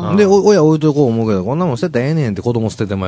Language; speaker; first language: Japanese; native; Japanese